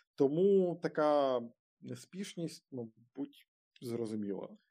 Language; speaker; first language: Ukrainian; non-native, local second language; Russian